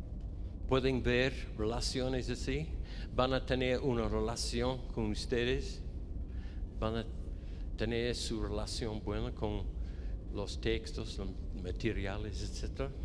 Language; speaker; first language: Spanish; non-native, fluent; English